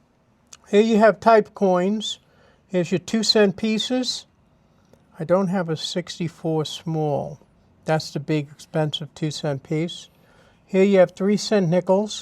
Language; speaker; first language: English; native; English